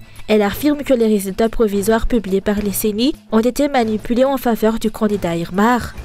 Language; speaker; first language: French; non-native, local second language; Malagasy